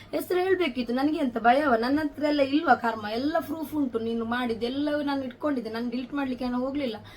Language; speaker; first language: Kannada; non-native, local second language; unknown